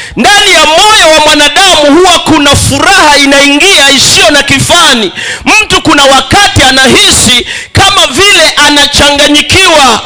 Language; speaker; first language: Swahili; native; Swahili